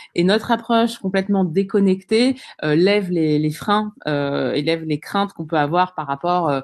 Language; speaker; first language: French; native; French